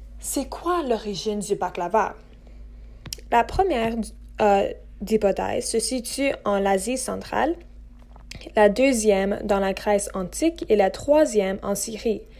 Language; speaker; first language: French; non-native, local second language; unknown